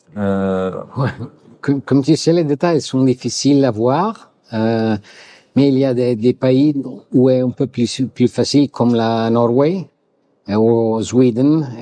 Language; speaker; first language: French; non-native, learner; Italian